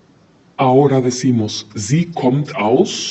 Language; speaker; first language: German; non-native, fluent; Spanish